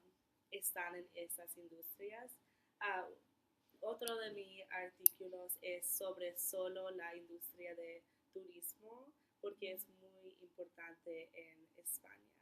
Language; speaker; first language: Spanish; non-native, learner; English